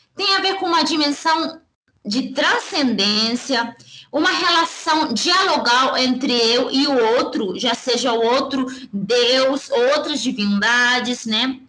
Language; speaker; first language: Portuguese; early bilingual, heritage; Spanish